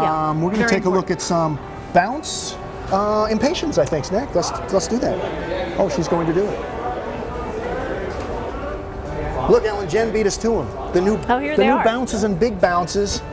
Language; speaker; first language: English; native; English